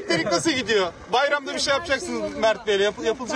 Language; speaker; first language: Turkish; native; Turkish